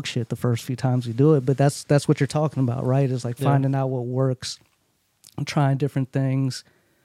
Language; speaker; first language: English; early bilingual, other home language; Urdu